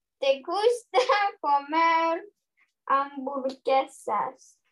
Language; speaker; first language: Spanish; non-native, learner; English